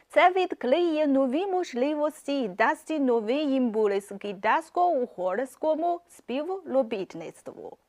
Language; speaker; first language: Ukrainian; non-native, fluent; Chinese